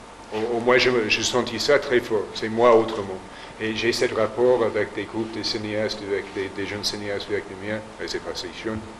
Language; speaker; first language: French; non-native, fluent; English